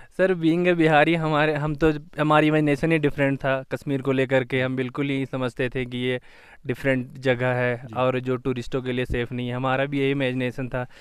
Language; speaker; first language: Hindi; native; Hindi